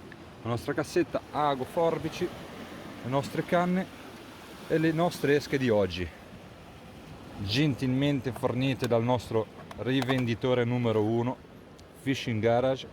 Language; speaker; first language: Italian; native; Italian